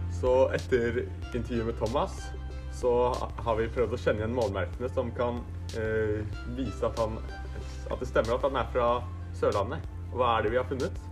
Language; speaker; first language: Norwegian; native; Norwegian